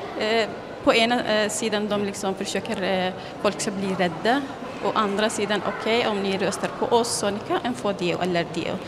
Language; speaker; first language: Swedish; non-native, fluent; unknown